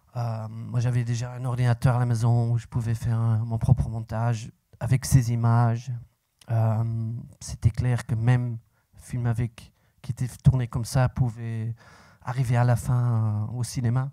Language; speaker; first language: French; non-native, local second language; Dutch